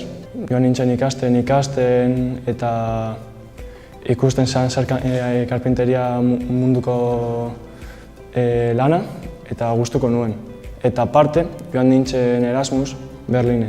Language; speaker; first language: Basque; non-native, local second language; Spanish